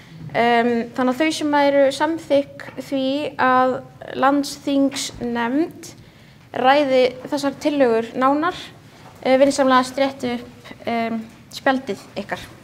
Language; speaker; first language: Icelandic; native; Icelandic